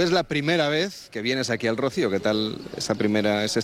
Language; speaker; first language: Spanish; native; Spanish